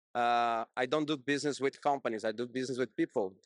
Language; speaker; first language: English; non-native, fluent; Portuguese